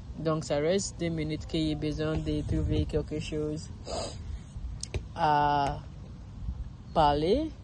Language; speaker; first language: French; non-native, learner; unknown